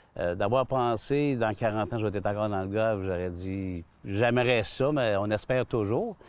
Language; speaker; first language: French; native; French